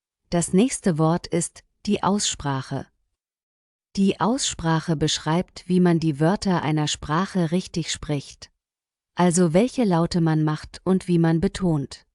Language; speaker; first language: German; native; German